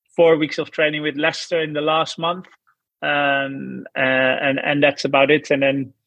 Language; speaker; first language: English; non-native, fluent; Dutch